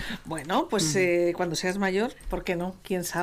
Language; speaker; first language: Spanish; native; Spanish